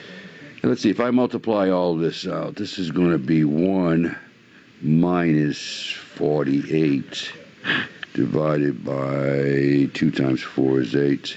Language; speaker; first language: English; native; English